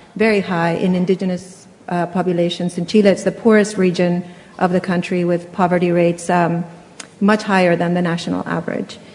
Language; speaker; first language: English; native; English